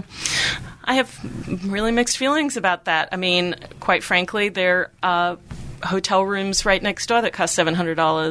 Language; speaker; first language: English; native; English